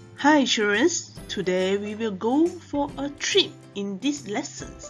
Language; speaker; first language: English; non-native, local second language; Chinese